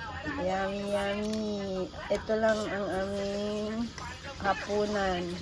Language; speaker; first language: Filipino; native; Filipino